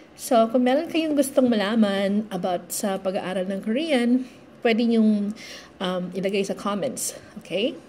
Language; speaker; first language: Filipino; native; Filipino